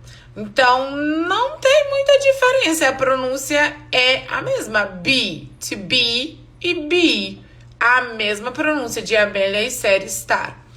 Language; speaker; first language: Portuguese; non-native, fluent; English